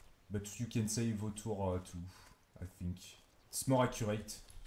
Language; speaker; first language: English; non-native, fluent; French